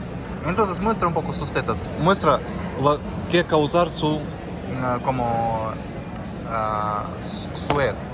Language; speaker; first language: Spanish; non-native, learner; Russian